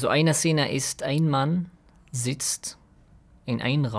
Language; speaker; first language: German; non-native, learner; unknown